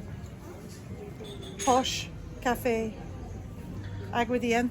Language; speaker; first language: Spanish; non-native, learner; English